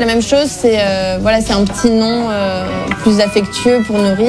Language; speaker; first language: French; native; French